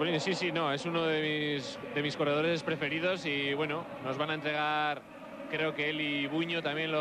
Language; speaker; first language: Spanish; native; Spanish